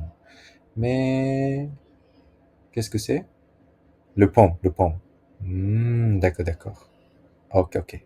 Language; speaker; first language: French; non-native, learner; Japanese